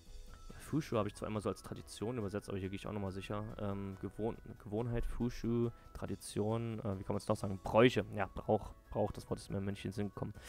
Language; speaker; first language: German; native; German